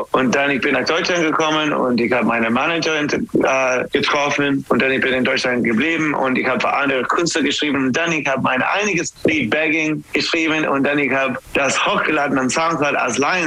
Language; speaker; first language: German; non-native, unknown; English